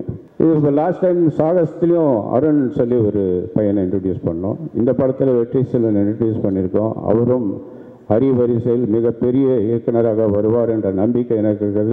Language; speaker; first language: Tamil; native; Tamil